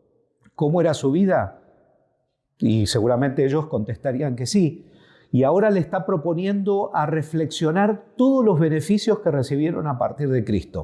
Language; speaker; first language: Spanish; native; Spanish